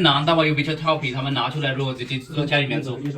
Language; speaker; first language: Chinese; non-native, fluent; Punjabi